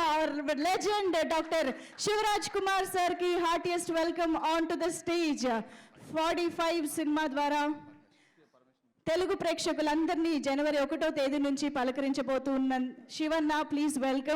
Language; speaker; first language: Telugu; native; Telugu